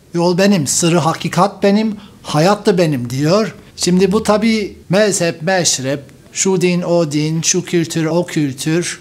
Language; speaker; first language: Turkish; non-native, fluent; English